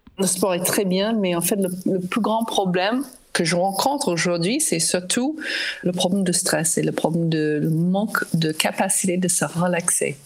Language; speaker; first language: French; non-native, fluent; English